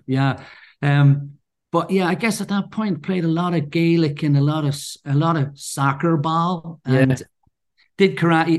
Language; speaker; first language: English; native; English